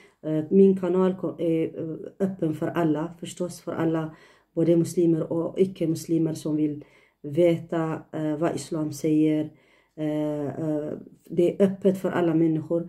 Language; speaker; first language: Swedish; non-native, fluent; Tigrinya